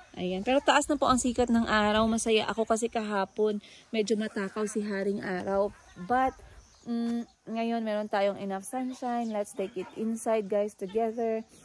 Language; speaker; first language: Filipino; non-native, local second language; Cebuano